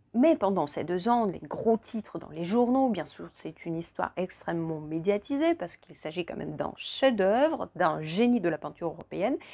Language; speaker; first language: French; non-native, fluent; Russian